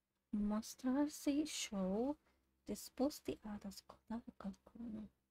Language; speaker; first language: Italian; non-native, learner; English